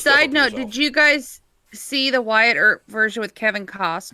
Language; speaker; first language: English; native; English